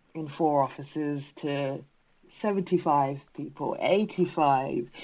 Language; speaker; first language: English; native; English